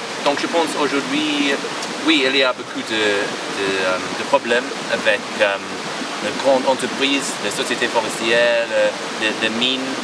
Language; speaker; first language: French; non-native, learner; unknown